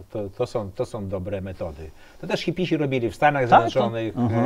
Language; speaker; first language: Polish; native; Polish